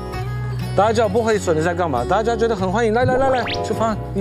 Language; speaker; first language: Chinese; non-native, fluent; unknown